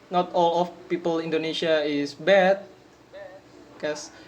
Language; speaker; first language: English; non-native, learner; Indonesian